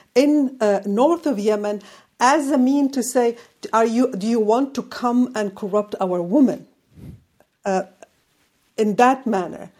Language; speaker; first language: English; non-native, fluent; Arabic